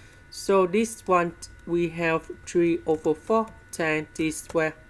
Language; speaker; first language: English; non-native, fluent; Vietnamese